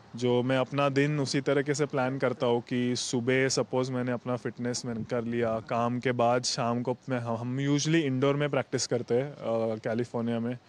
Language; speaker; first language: Hindi; non-native, local second language; Marathi